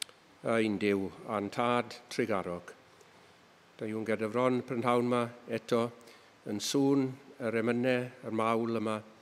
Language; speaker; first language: Welsh; native; Welsh